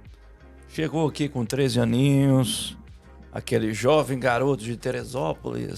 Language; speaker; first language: Portuguese; native; Portuguese